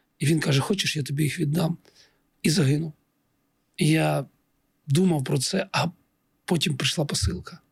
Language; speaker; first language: Ukrainian; non-native, local second language; Russian